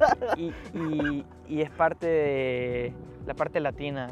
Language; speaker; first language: Spanish; early bilingual, heritage; Spanish